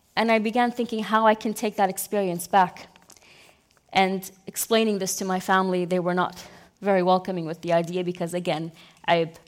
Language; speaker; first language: English; non-native, fluent; Arabic